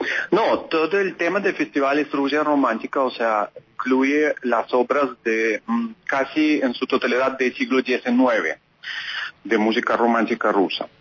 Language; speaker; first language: Spanish; non-native, fluent; Russian